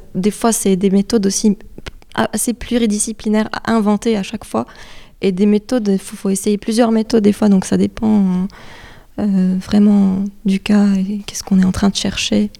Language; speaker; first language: French; non-native, local second language; Arabic